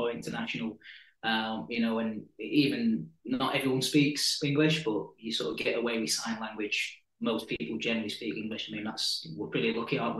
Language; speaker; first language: English; native; English